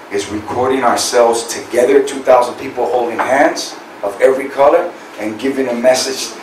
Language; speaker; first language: English; native; English